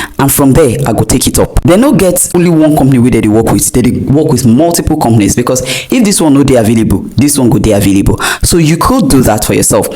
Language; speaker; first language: Nigerian Pidgin; non-native, local second language; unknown